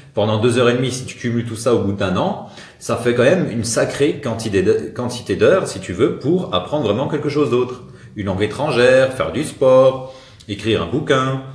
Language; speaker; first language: French; native; French